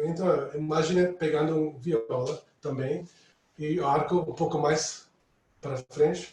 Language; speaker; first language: Portuguese; non-native, fluent; English